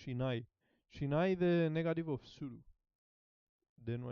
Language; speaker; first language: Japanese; non-native, learner; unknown